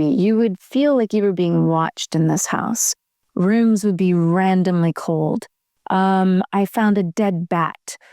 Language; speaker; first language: English; native; English